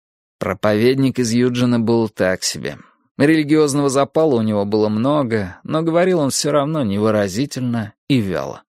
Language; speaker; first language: Russian; native; Russian